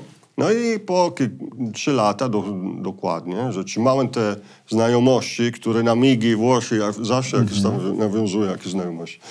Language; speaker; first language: Polish; non-native, fluent; Italian